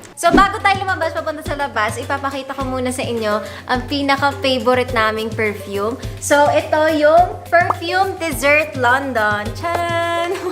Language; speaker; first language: Filipino; native; Filipino